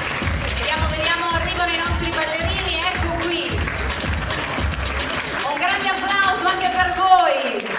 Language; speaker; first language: Italian; native; Italian